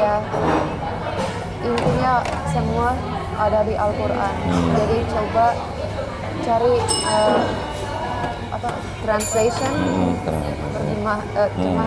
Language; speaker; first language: Indonesian; non-native, fluent; Finnish